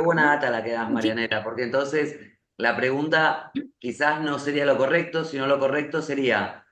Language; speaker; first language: Spanish; native; Spanish